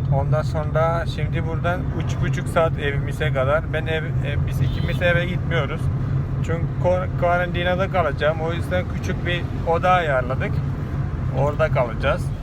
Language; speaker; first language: Turkish; non-native, fluent; Malayalam